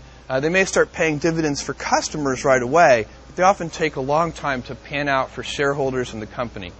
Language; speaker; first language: English; native; English